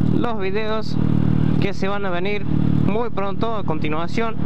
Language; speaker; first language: Spanish; native; Spanish